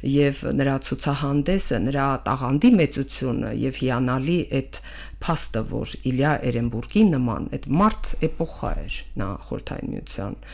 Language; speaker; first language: Armenian; native; Armenian